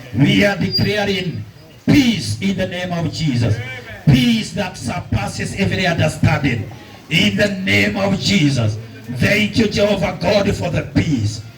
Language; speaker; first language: English; non-native, local second language; Swahili